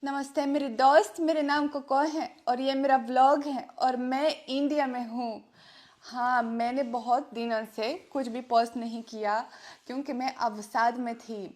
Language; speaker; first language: Hindi; non-native, learner; Russian